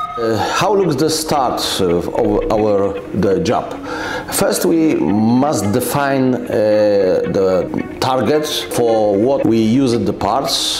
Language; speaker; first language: English; non-native, learner; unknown